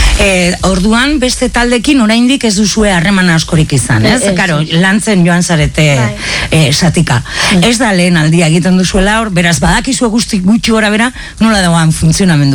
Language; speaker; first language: Basque; native; Basque